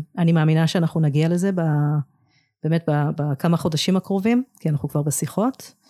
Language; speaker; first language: Hebrew; early bilingual, other home language; English